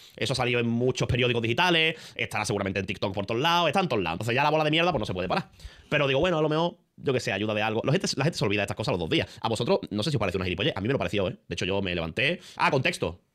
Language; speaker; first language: Spanish; native; Spanish